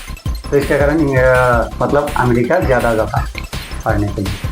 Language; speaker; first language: Hindi; non-native, local second language; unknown